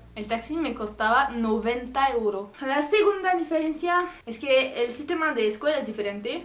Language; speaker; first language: Spanish; non-native, learner; French